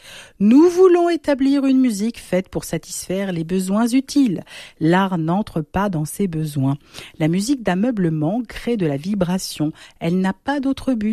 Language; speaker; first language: French; native; French